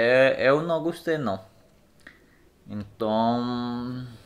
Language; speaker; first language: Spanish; non-native, learner; Portuguese